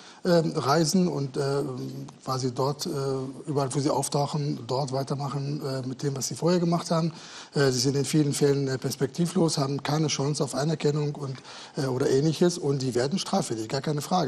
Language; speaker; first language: German; native; German